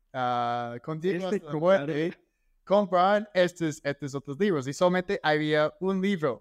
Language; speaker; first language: Spanish; non-native, fluent; English